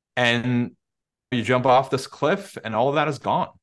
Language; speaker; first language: English; non-native, fluent; Turkish